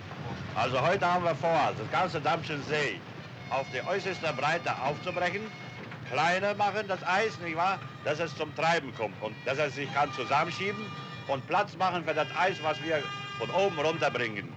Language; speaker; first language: German; non-native, fluent; Polish